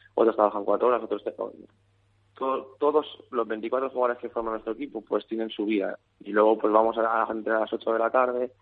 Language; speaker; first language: Spanish; native; Spanish